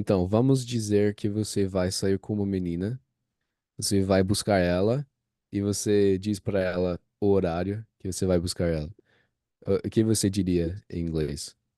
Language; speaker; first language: Portuguese; non-native, fluent; English